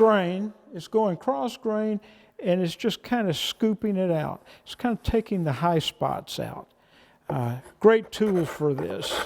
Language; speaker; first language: English; native; English